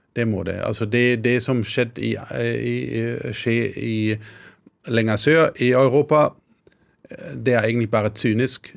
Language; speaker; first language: Norwegian; non-native, fluent; German